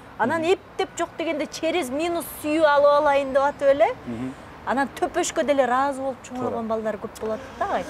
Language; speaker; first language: Kyrgyz; native; Kyrgyz